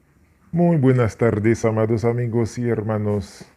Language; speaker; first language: Spanish; non-native, fluent; Haitian Creole